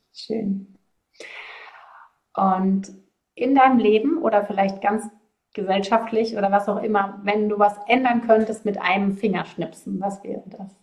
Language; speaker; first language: German; native; German